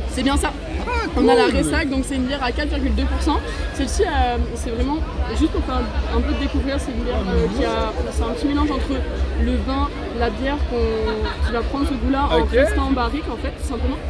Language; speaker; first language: French; native; French